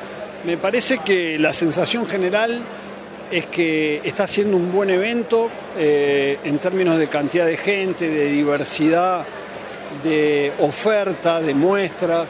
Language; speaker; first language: Spanish; native; Spanish